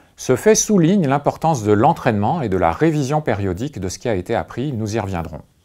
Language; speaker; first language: French; native; French